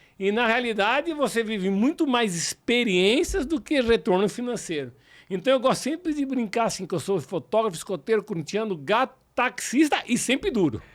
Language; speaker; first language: Portuguese; native; Portuguese